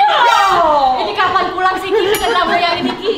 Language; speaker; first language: Indonesian; native; Indonesian